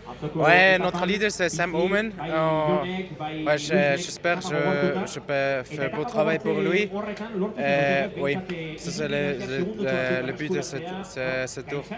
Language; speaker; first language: French; non-native, local second language; German